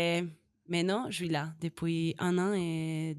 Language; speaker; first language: French; non-native, learner; Spanish